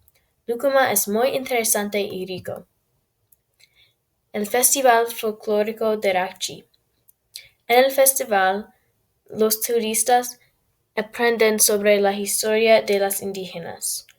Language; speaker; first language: Spanish; non-native, learner; English